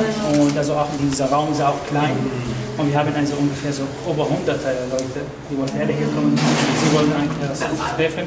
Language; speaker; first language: German; non-native, learner; Arabic